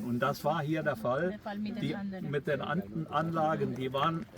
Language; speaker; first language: German; native; German